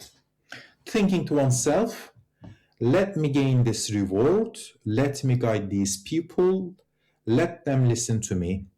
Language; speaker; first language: English; non-native, fluent; Turkish